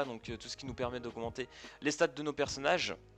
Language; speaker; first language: French; native; French